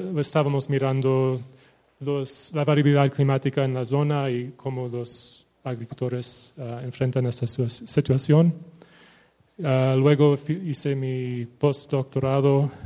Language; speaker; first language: Spanish; non-native, fluent; English